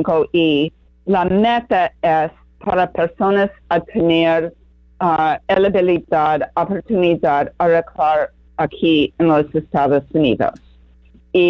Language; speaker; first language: Spanish; non-native, learner; English